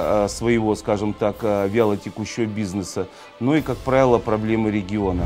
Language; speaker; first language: Russian; native; Russian